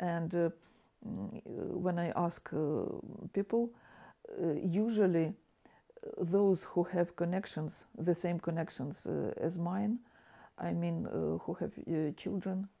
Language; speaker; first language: English; non-native, fluent; Ukrainian